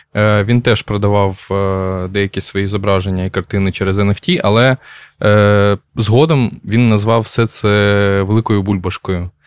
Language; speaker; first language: Ukrainian; native; Ukrainian